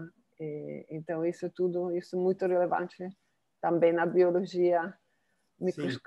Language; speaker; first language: Portuguese; non-native, fluent; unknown